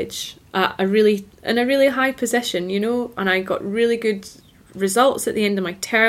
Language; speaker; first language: English; native; English